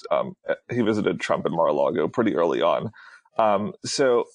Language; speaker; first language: English; early bilingual, other home language; Hindi